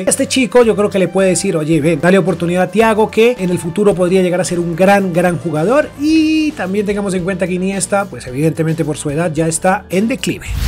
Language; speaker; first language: Spanish; native; Spanish